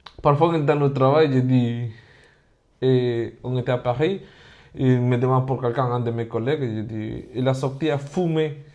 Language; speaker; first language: French; non-native, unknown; Spanish